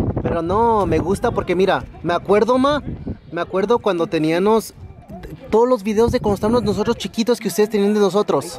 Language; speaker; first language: Spanish; early bilingual, heritage; Spanish